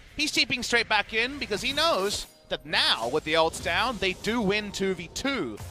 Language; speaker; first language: English; native; English